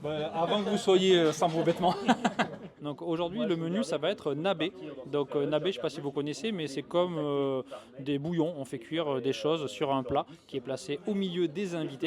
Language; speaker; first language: French; native; French